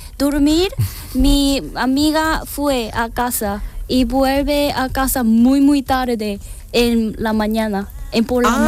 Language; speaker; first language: Spanish; non-native, learner; Korean